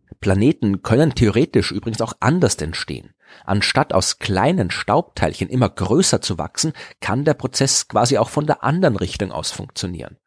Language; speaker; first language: German; native; German